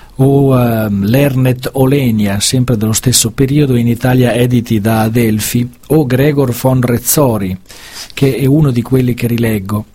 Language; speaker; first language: Italian; native; Italian